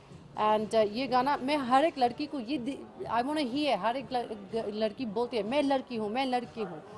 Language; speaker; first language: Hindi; early bilingual, heritage; English